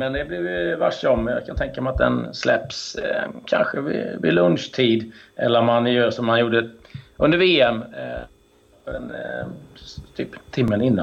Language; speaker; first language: Swedish; native; Swedish